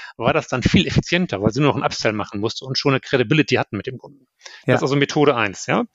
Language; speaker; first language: German; native; German